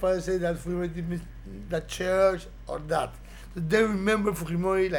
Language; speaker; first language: English; non-native, learner; Spanish